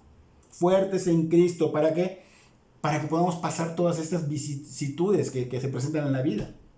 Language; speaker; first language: Spanish; native; Spanish